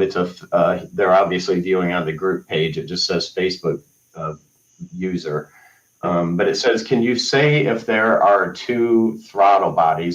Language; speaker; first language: English; native; English